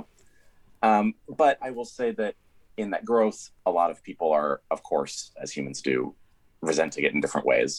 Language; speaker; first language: English; native; English